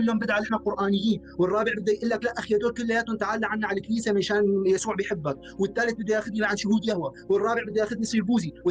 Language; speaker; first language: Arabic; native; Arabic